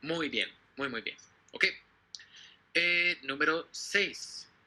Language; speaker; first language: Spanish; non-native, fluent; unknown